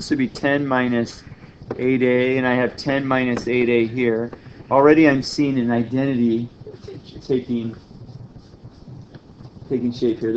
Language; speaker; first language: English; native; English